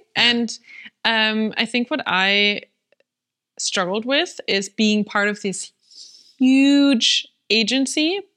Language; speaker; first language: English; non-native, fluent; German